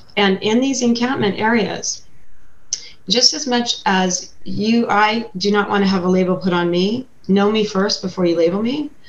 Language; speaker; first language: English; native; English